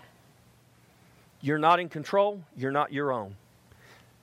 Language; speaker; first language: English; native; English